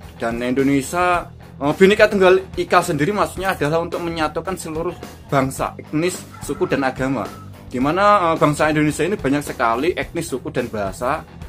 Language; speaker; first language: Indonesian; native; Indonesian